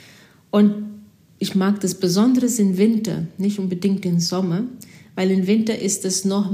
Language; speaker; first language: German; non-native, fluent; Portuguese